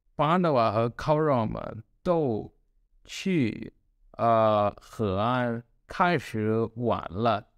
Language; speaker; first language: Chinese; non-native, learner; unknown